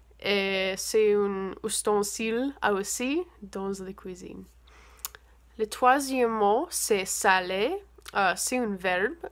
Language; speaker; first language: French; non-native, learner; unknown